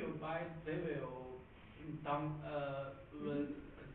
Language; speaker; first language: English; non-native, learner; Chinese